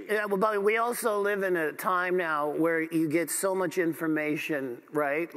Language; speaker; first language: English; native; English